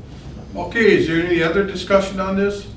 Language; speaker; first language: English; native; English